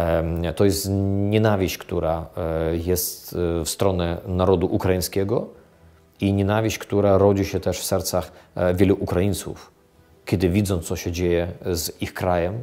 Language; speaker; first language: Polish; non-native, fluent; Ukrainian